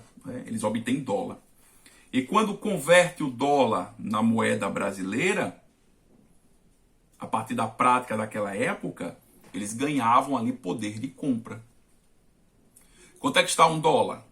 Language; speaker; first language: Portuguese; native; Portuguese